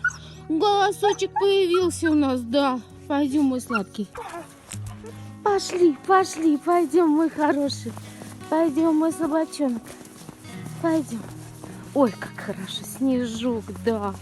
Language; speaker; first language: Russian; native; Russian